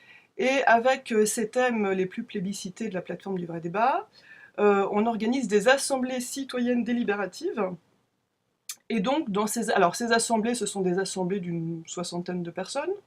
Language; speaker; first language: French; native; French